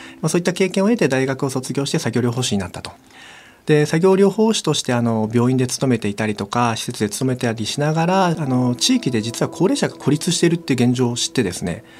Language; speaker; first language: Japanese; native; Japanese